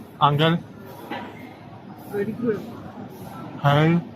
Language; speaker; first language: English; non-native, learner; Polish